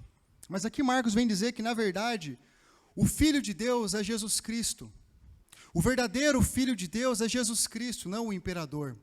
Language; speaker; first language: Portuguese; native; Portuguese